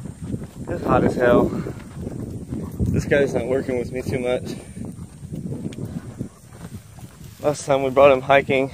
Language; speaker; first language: English; native; English